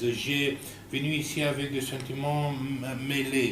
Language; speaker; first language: French; non-native, fluent; Romanian